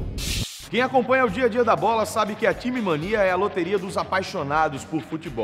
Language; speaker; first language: Portuguese; native; Portuguese